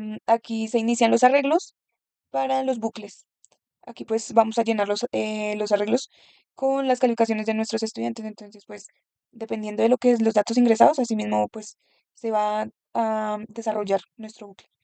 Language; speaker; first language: Spanish; native; Spanish